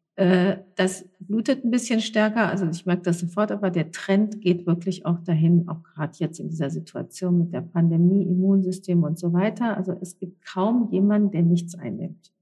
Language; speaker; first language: German; native; German